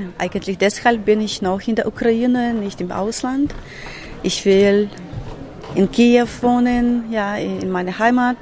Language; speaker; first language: German; non-native, fluent; Ukrainian